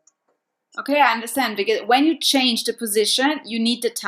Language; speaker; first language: English; non-native, fluent; German